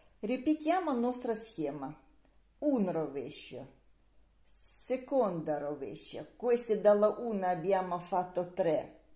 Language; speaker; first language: Italian; non-native, learner; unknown